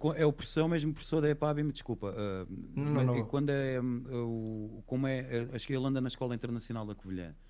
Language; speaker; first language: Portuguese; native; Portuguese